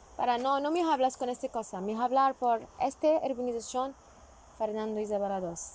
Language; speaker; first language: Spanish; non-native, learner; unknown